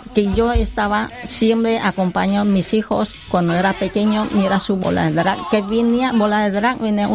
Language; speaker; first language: Spanish; non-native, learner; Khmer